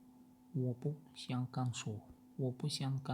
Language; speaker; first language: Chinese; non-native, learner; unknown